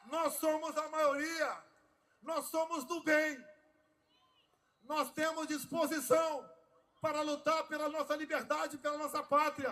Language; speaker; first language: Portuguese; native; Portuguese